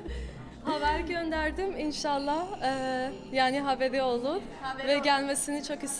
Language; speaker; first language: Turkish; non-native, fluent; Persian